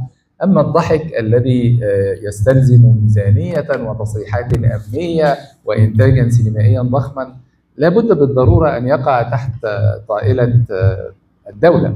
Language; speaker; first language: Arabic; native; Arabic